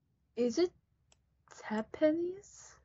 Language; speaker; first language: English; non-native, learner; Japanese